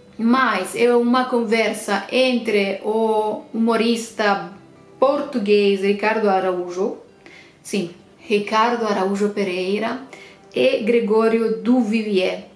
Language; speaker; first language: Portuguese; non-native, fluent; Romanian